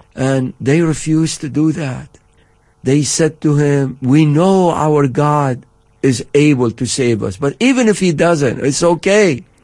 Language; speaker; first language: English; non-native, fluent; Arabic